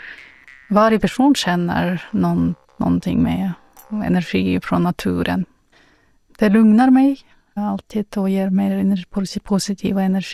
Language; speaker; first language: Swedish; non-native, learner; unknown